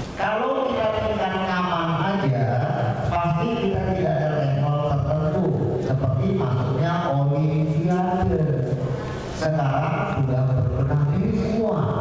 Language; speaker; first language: Indonesian; non-native, local second language; Javanese